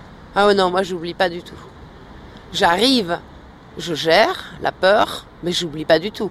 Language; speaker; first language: French; native; French